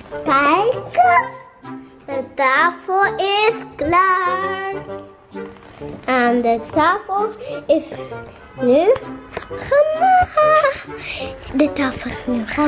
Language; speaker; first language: Dutch; early bilingual, other home language; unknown